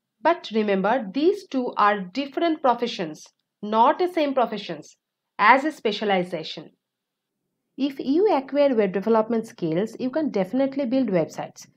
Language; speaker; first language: English; non-native, local second language; Bangla